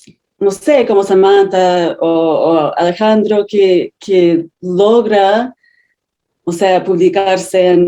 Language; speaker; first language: Spanish; non-native, fluent; English